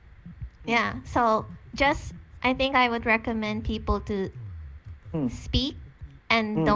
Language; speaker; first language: English; early bilingual, other home language; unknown